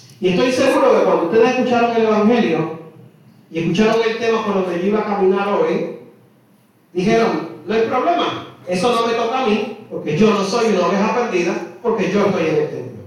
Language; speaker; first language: Spanish; native; Spanish